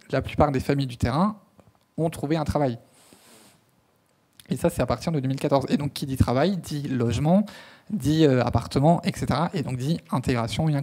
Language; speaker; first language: French; native; French